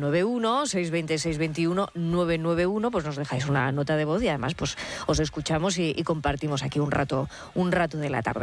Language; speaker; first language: Spanish; native; Spanish